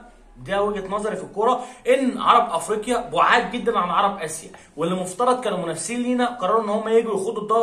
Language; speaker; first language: Arabic; native; Arabic